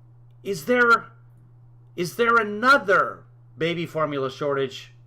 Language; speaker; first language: English; native; English